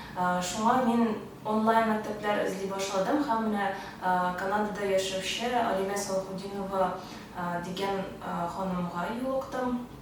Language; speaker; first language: Tatar; early bilingual, heritage; Tatar